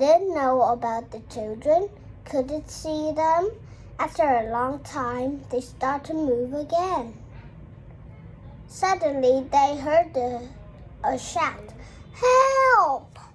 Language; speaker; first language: English; non-native, learner; Vietnamese